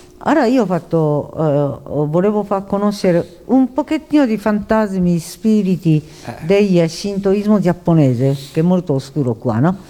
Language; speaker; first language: Italian; non-native, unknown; Japanese